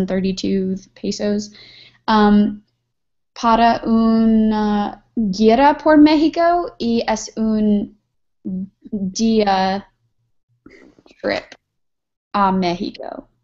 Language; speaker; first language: Spanish; non-native, learner; English